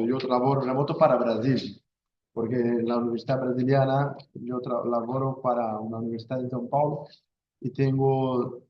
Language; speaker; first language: Spanish; non-native, learner; Portuguese